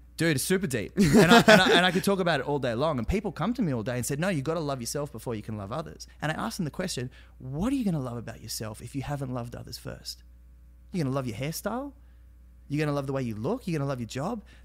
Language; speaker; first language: English; native; English